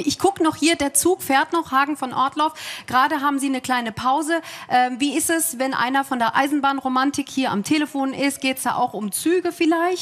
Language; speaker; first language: German; native; German